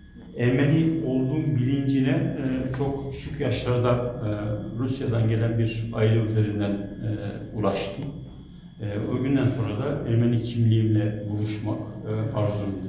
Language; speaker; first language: Turkish; native; Turkish